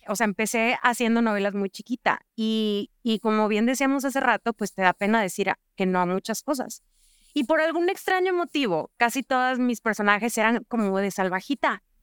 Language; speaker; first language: Spanish; native; Spanish